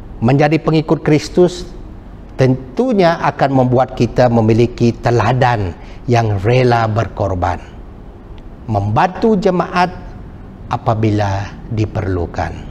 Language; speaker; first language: Malay; non-native, local second language; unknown